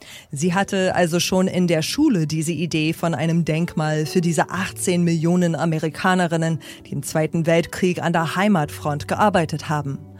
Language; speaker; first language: German; native; German